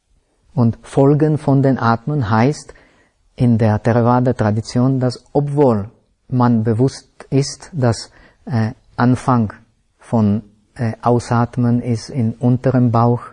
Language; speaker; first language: German; non-native, fluent; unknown